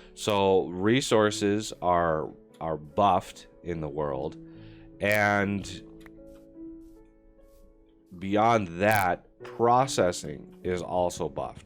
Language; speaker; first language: English; native; English